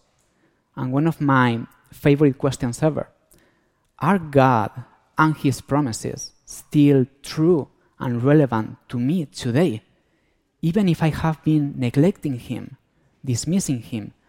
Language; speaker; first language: English; non-native, fluent; Spanish